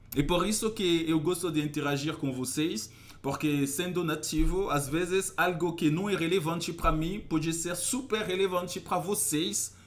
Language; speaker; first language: Portuguese; non-native, fluent; French